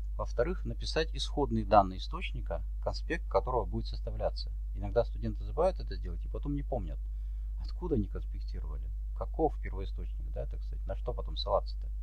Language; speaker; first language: Russian; native; Russian